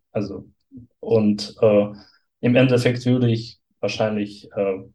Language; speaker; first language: German; non-native, fluent; Russian